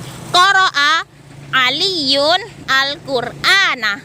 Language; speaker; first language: Arabic; non-native, fluent; Indonesian